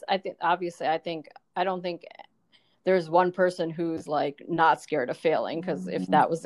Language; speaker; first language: English; native; English